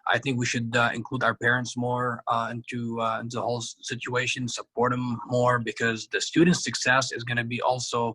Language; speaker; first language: English; non-native, fluent; Arabic